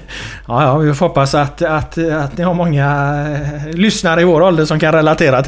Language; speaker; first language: Swedish; native; Swedish